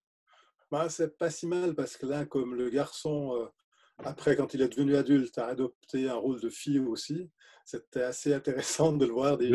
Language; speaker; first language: French; native; French